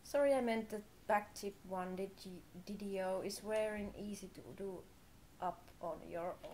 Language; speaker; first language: English; non-native, fluent; Finnish